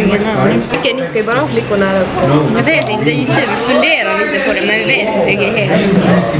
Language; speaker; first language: Swedish; native; Swedish